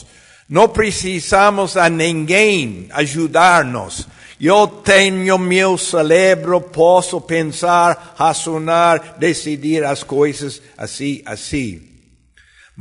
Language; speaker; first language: Portuguese; non-native, fluent; Spanish